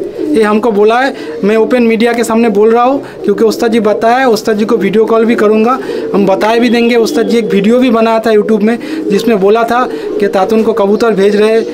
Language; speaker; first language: Hindi; non-native, local second language; Bangla